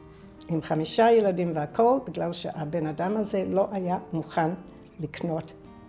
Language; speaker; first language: Hebrew; non-native, fluent; English